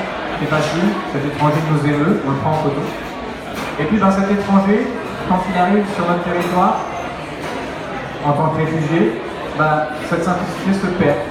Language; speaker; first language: French; native; French